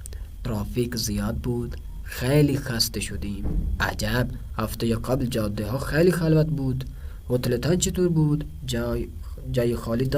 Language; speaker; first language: Persian; non-native, fluent; Urdu